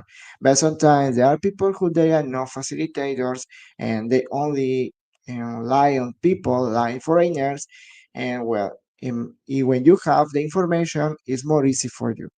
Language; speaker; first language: English; non-native, learner; Spanish